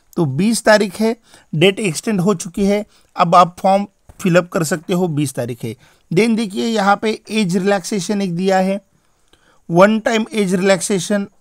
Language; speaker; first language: Hindi; non-native, local second language; Marathi